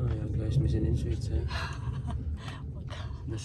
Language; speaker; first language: German; non-native, learner; Filipino